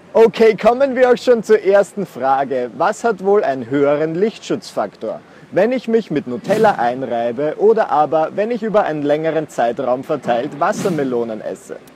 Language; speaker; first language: German; native; German